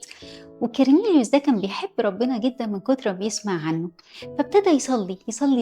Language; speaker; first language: Arabic; native; Arabic